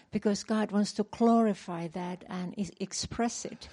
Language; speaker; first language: English; non-native, fluent; Finnish